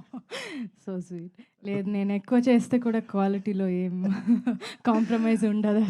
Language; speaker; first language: Telugu; non-native, fluent; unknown